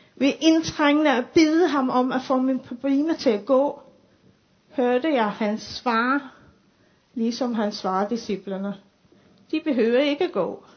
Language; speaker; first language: Danish; non-native, fluent; English